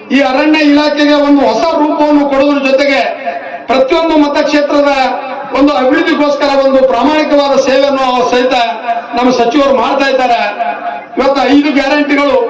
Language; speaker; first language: Kannada; native; Kannada